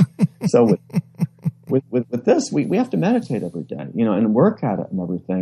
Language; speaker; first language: English; native; English